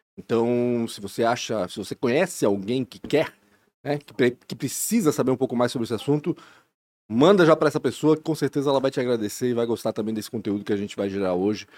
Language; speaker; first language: Portuguese; native; Portuguese